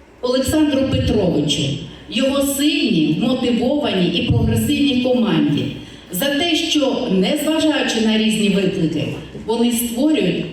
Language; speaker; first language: Ukrainian; native; Ukrainian